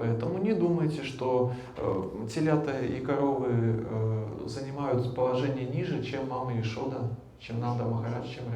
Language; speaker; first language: Russian; native; Russian